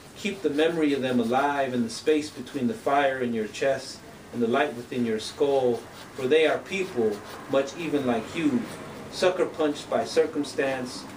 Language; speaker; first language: English; native; English